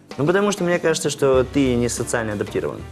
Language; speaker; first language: Russian; native; Russian